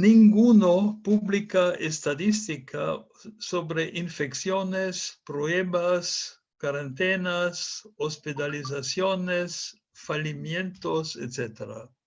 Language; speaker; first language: Spanish; non-native, fluent; German